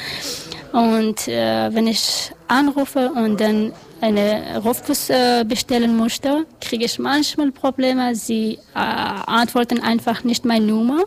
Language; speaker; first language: German; non-native, learner; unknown